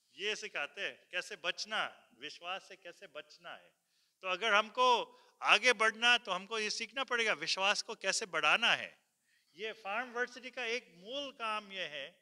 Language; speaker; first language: Hindi; early bilingual, heritage; Hindi